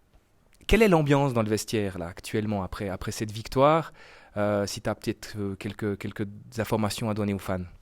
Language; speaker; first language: French; native; French